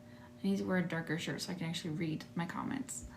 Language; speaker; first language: English; native; English